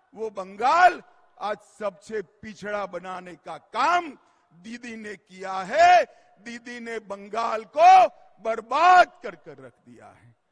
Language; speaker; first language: Hindi; non-native, local second language; Gujarati